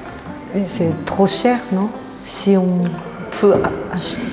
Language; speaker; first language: French; non-native, fluent; Japanese